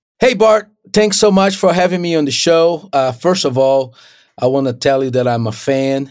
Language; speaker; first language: English; non-native, fluent; Portuguese